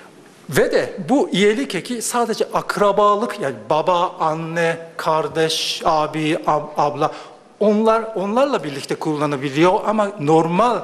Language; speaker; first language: Turkish; non-native, fluent; Japanese